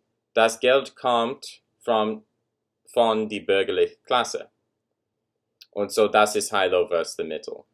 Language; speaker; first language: German; non-native, learner; English